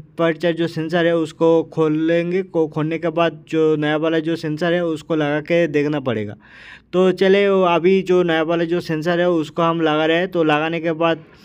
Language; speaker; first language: Hindi; native; Hindi